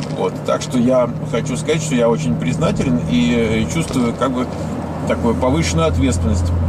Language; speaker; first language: Russian; native; Russian